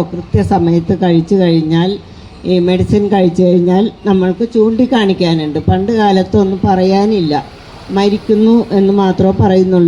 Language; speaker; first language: Malayalam; native; Malayalam